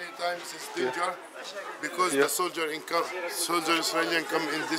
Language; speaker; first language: English; non-native, learner; Arabic